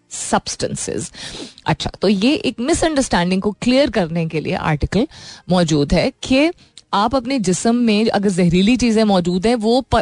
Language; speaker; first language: Urdu; native; Urdu